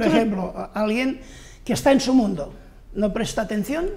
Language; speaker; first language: Spanish; non-native, local second language; Catalan